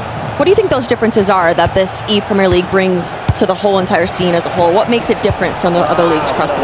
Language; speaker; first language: English; native; English